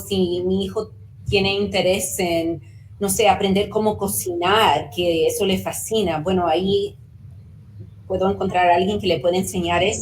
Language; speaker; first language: Spanish; early bilingual, heritage; Spanish